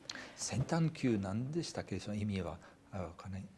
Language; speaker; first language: Japanese; non-native, fluent; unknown